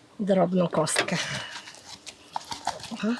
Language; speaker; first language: Polish; non-native, fluent; Ukrainian